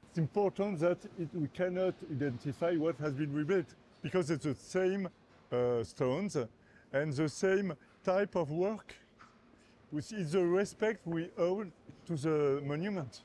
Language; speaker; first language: English; non-native, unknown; French